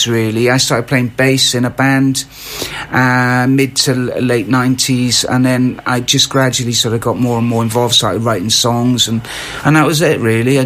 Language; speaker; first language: English; native; English